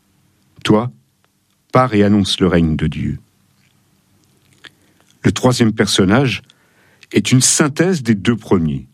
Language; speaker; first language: French; native; French